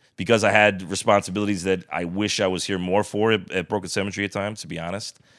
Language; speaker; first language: English; native; English